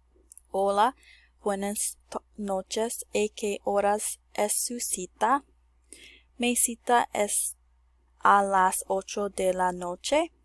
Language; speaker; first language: Spanish; non-native, learner; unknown